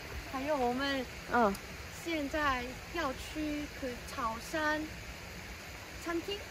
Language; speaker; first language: Chinese; non-native, learner; Korean